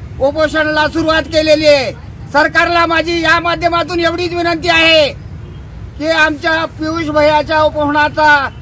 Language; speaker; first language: Marathi; non-native, local second language; Lambadi